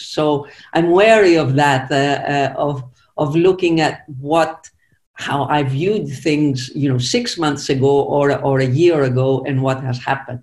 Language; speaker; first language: English; non-native, fluent; Greek